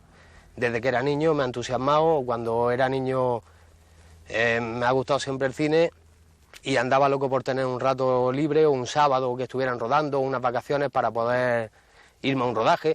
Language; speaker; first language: Spanish; native; Spanish